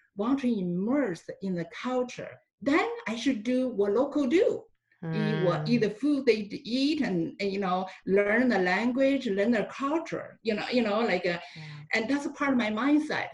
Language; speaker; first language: English; non-native, fluent; Chinese